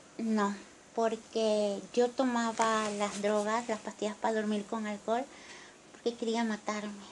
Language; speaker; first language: Spanish; native; Spanish